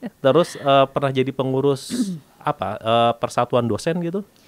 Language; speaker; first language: Indonesian; native; Indonesian